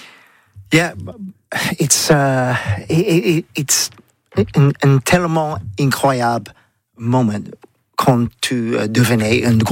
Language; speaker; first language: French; non-native, learner; English